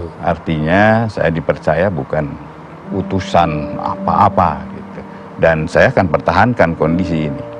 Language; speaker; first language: Indonesian; native; Indonesian